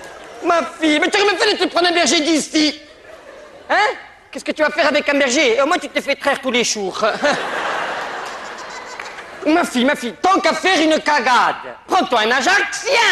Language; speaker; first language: French; native; French